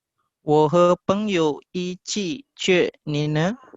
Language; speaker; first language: Chinese; non-native, learner; Indonesian